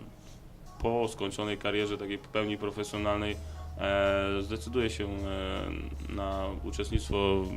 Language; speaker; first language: Polish; native; Polish